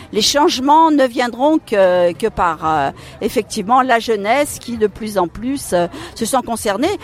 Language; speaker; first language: French; native; French